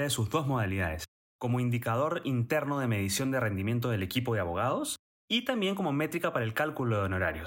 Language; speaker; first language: Spanish; native; Spanish